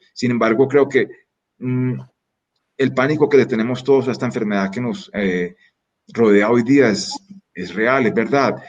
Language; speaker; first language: Spanish; native; Spanish